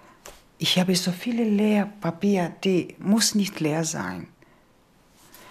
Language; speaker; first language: German; non-native, learner; Georgian